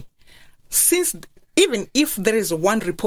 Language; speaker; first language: English; non-native, local second language; Shona